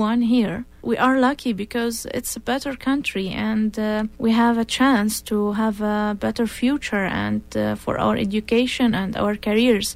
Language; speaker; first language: English; non-native, fluent; Arabic